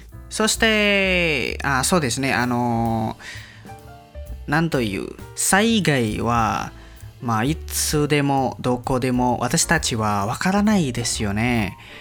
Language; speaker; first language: Japanese; non-native, learner; Indonesian